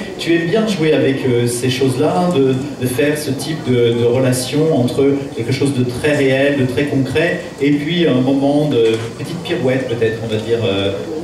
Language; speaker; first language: French; native; French